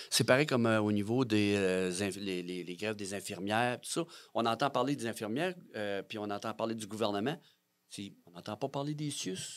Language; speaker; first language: French; native; French